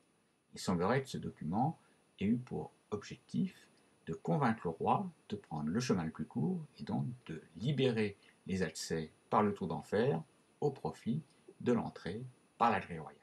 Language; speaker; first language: French; native; French